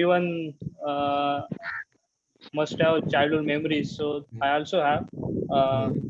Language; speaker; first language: English; non-native, learner; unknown